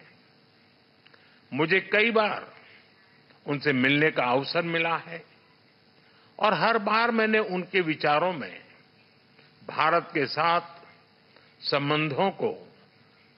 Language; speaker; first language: Hindi; native; Hindi